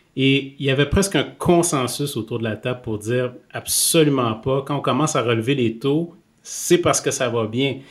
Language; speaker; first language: French; native; French